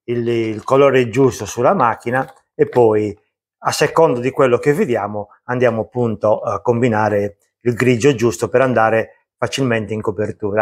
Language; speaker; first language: Italian; native; Italian